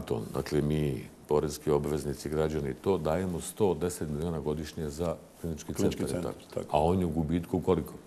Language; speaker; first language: Bosnian; native; Bosnian